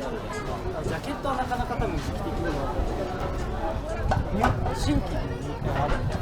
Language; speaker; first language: Japanese; native; Japanese